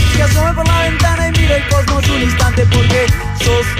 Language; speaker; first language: Spanish; native; Spanish